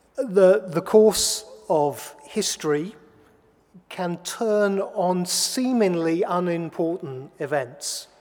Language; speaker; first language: English; native; English